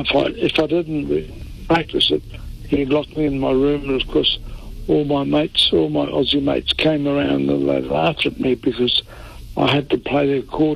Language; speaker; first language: English; non-native, local second language; Italian